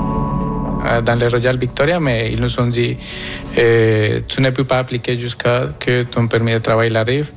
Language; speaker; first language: French; non-native, fluent; Spanish